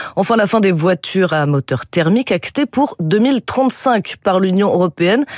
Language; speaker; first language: French; native; French